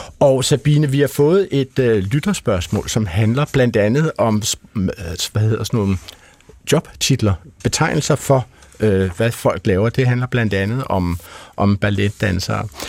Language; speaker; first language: Danish; native; Danish